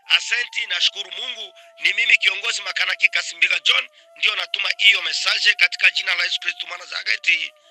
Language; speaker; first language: Swahili; native; Swahili